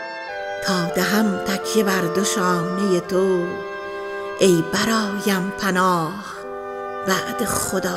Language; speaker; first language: Persian; native; Persian